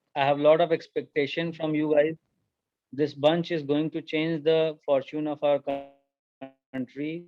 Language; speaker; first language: English; non-native, local second language; Hindi